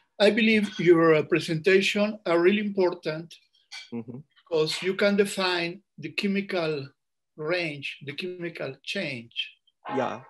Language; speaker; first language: English; non-native, learner; Spanish